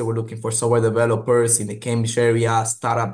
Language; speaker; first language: English; native; English